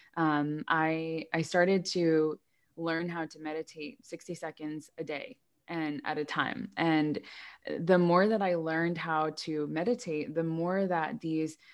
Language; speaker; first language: English; native; English